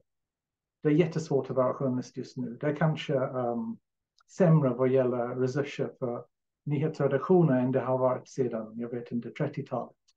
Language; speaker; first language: Swedish; non-native, fluent; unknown